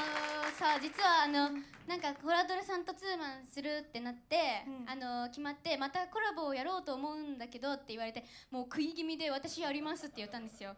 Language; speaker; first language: Japanese; native; Japanese